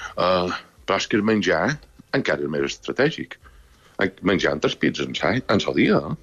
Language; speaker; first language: Catalan; native; Catalan